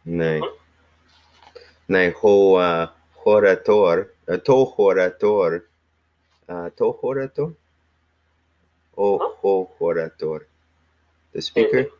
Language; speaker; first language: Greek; non-native, learner; English